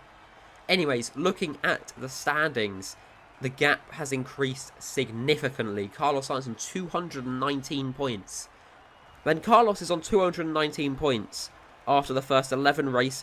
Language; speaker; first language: English; native; English